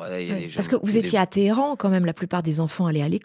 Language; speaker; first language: French; native; French